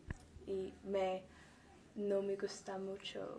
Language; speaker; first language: Spanish; non-native, learner; English